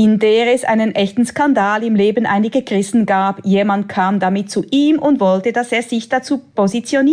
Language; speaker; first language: German; native; German